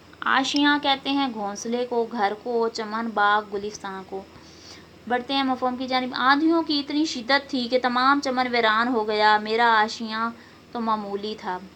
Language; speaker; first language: Urdu; native; Urdu